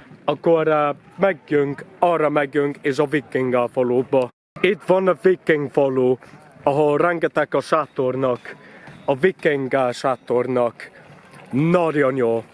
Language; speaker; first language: Hungarian; non-native, learner; English